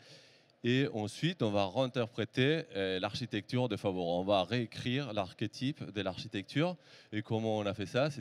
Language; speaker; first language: French; native; French